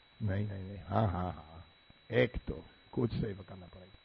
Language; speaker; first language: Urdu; non-native, learner; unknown